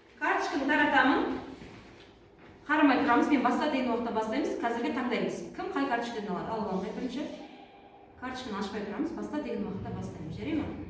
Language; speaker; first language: Kazakh; native; Kazakh